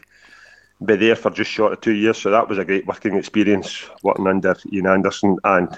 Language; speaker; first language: English; native; English